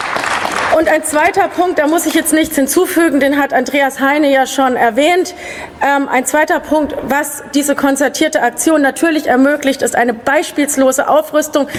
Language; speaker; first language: German; native; German